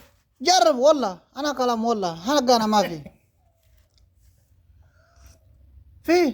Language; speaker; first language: Arabic; non-native, learner; Amharic